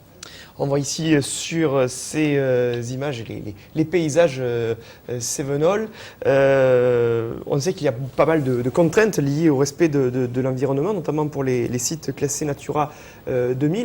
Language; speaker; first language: French; native; French